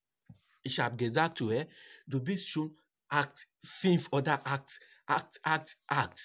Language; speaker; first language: German; non-native, learner; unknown